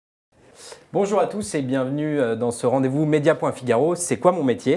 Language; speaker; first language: French; native; French